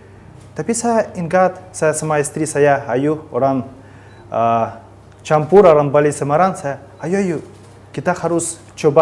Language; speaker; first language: Indonesian; non-native, learner; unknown